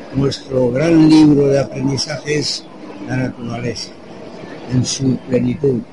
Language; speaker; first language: Spanish; non-native, fluent; French